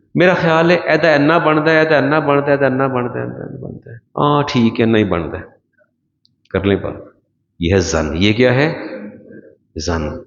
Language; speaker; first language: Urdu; non-native, local second language; Punjabi